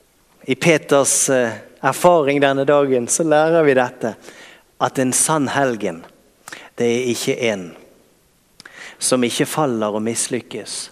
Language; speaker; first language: Norwegian; native; Norwegian